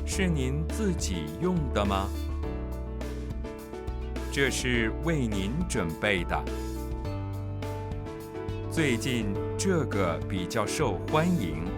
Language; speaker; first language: Chinese; non-native, fluent; Korean